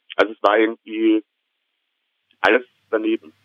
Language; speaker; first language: German; native; German